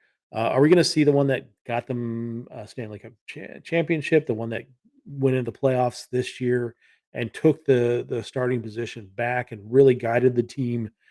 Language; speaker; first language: English; native; English